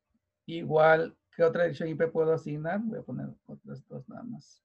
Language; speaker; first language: Spanish; native; Spanish